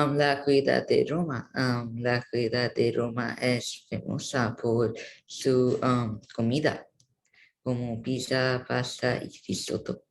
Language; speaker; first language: Spanish; non-native, learner; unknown